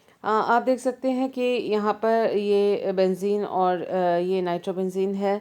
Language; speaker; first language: Hindi; native; Hindi